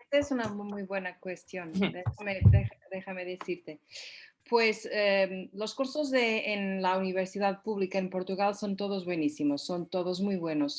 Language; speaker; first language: Spanish; non-native, fluent; Portuguese